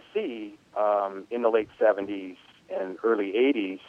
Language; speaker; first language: English; native; English